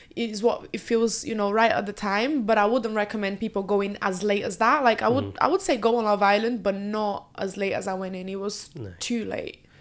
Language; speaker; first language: English; early bilingual, other home language; Portuguese